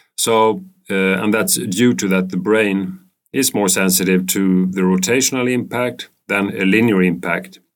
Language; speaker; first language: English; non-native, fluent; Swedish